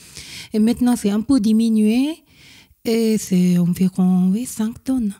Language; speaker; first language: French; non-native, fluent; Korean